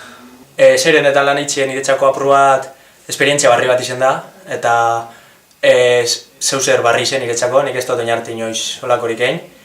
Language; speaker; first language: Basque; native; Basque